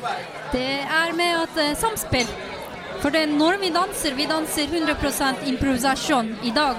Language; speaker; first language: Norwegian; non-native, fluent; Turkish